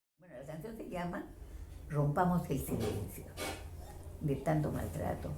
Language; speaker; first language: Spanish; non-native, local second language; Quechua